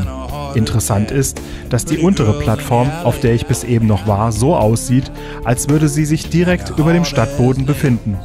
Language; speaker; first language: German; native; German